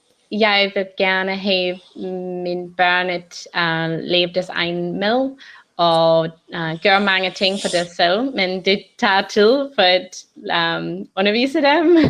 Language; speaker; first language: Danish; non-native, learner; English